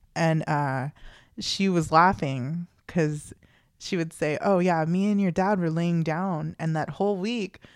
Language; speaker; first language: English; early bilingual, other home language; Filipino